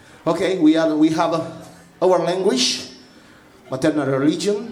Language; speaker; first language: English; non-native, learner; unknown